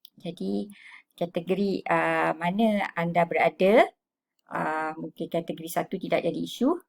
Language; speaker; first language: Malay; native; Malay